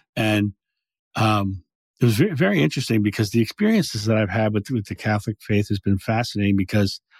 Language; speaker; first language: English; native; English